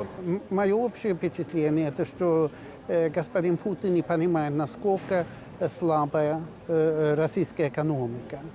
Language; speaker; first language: Russian; non-native, fluent; Swedish